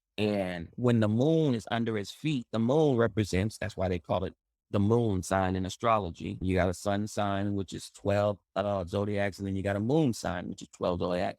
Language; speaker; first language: English; native; English